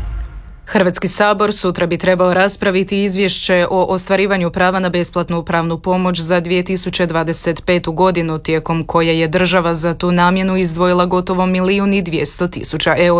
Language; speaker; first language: Serbian; native; Serbian